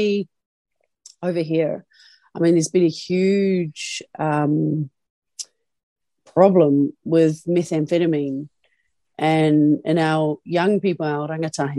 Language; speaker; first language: English; native; English